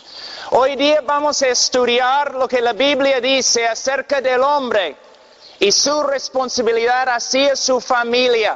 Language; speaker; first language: Spanish; non-native, fluent; English